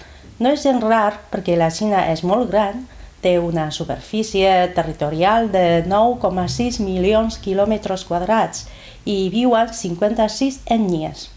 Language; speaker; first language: Catalan; non-native, fluent; Chinese